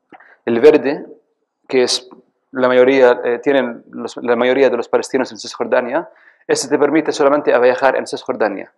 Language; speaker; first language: Spanish; non-native, fluent; Arabic